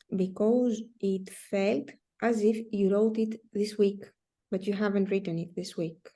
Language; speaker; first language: English; non-native, fluent; Greek